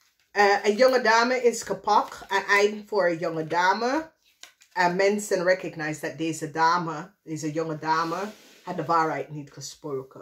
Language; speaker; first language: Dutch; non-native, fluent; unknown